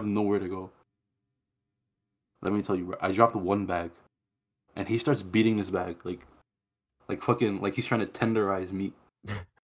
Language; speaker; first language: English; native; English